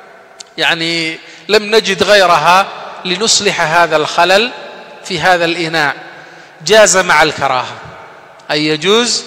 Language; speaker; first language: Arabic; non-native, fluent; Somali